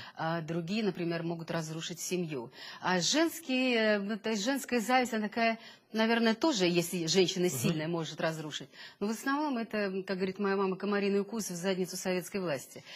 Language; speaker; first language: Russian; native; Russian